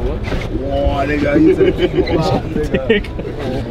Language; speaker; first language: German; native; German